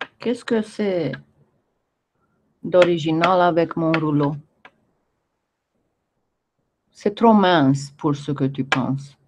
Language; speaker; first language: French; non-native, fluent; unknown